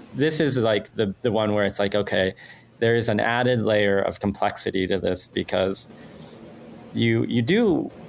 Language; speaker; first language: English; non-native, fluent; Spanish